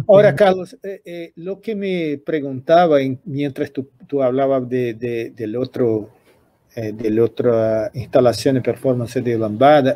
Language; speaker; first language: Portuguese; non-native, fluent; Spanish